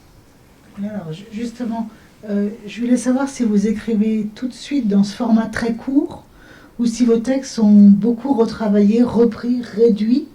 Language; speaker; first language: French; native; French